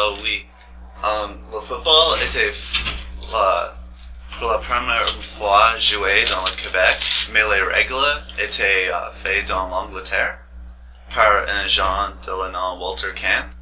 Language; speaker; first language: French; non-native, learner; English